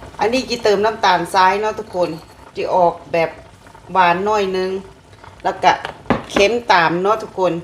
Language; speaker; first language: Thai; non-native, local second language; Lao